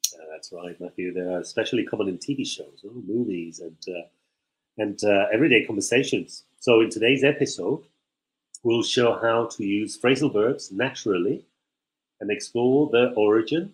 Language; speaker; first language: English; non-native, fluent; Spanish